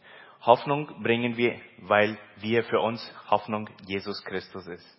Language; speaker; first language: German; early bilingual, heritage; Plautdietsch